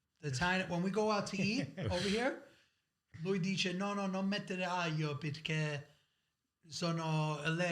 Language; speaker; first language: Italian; early bilingual, heritage; English